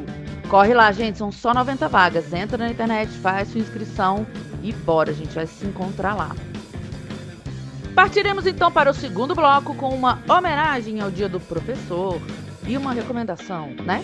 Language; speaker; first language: Portuguese; native; Portuguese